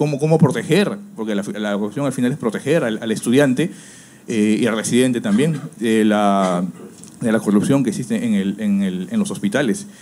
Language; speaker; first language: Spanish; native; Spanish